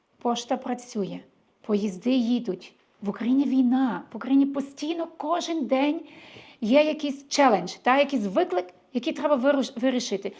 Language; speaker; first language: Ukrainian; early bilingual, heritage; Ukrainian